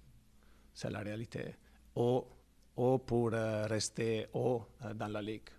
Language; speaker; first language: French; non-native, fluent; Italian